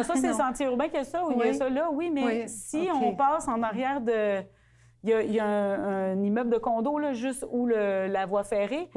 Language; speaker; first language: French; native; French